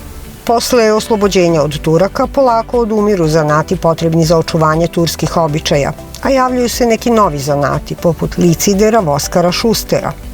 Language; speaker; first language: Serbian; native; Serbian